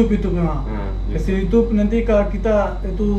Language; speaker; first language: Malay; non-native, learner; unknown